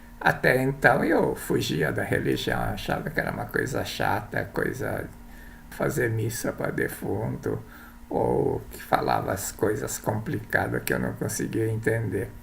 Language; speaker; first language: Portuguese; early bilingual, other home language; Japanese